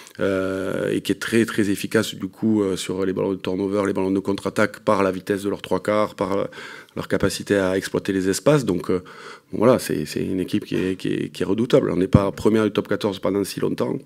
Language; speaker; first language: French; native; French